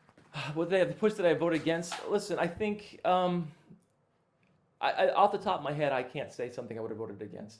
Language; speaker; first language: English; native; English